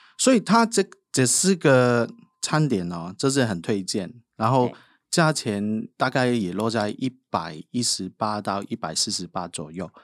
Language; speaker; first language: Chinese; non-native, local second language; Cantonese